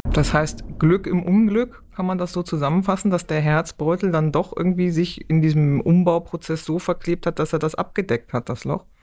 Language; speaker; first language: German; native; German